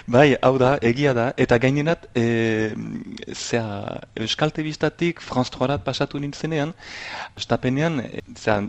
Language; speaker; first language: Basque; non-native, local second language; French